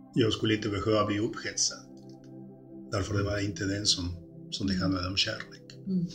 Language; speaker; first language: Swedish; early bilingual, other home language; Spanish